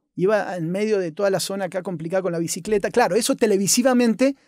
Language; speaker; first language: Spanish; native; Spanish